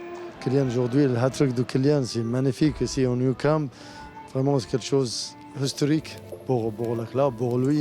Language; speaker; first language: French; non-native, learner; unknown